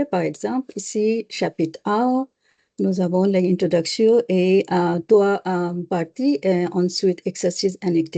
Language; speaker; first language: French; non-native, learner; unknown